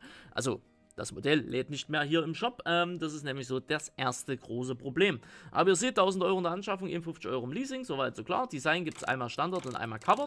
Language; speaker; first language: German; native; German